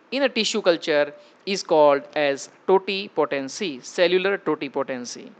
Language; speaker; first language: English; non-native, local second language; Gujarati